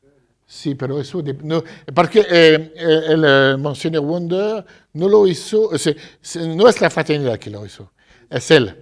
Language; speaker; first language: Spanish; non-native, fluent; French